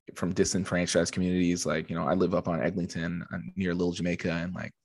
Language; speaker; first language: English; native; English